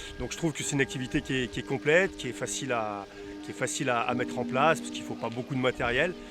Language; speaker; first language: French; native; French